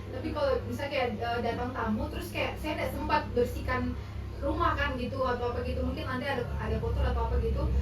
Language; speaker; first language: Indonesian; native; Indonesian